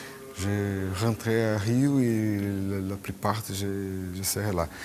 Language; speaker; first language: French; non-native, fluent; Portuguese